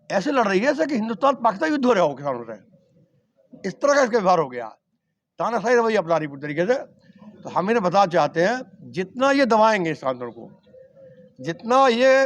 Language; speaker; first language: Hindi; native; Hindi